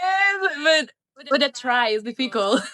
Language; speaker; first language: English; non-native, learner; Spanish